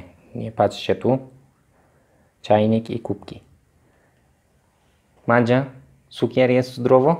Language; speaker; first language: Polish; non-native, learner; Turkish